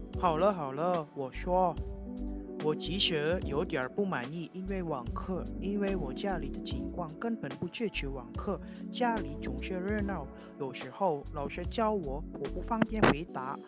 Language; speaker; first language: Chinese; non-native, learner; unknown